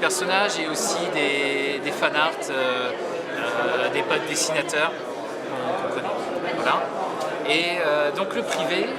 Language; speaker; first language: French; native; French